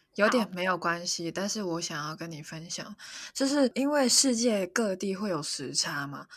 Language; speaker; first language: Chinese; non-native, local second language; Cantonese